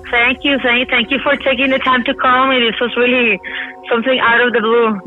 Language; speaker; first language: English; non-native, fluent; Spanish